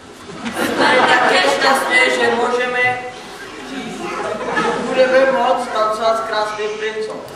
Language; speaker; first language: Czech; non-native, learner; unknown